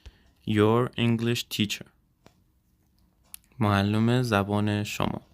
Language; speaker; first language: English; non-native, fluent; Persian